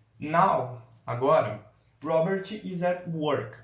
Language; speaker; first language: English; non-native, fluent; Portuguese